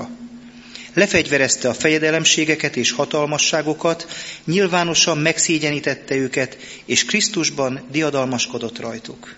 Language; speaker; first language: Hungarian; native; Hungarian